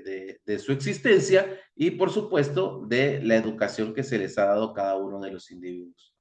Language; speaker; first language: Spanish; native; Spanish